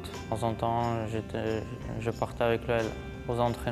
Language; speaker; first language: French; early bilingual, other home language; Armenian